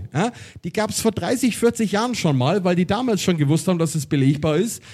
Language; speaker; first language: German; native; German